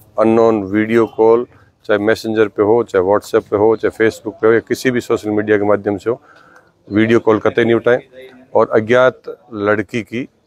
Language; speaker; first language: Hindi; native; Hindi